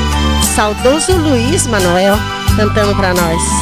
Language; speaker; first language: Portuguese; native; Portuguese